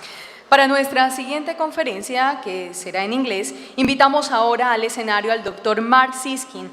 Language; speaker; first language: Spanish; native; Spanish